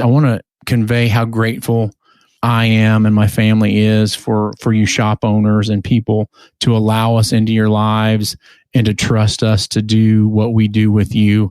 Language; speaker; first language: English; native; English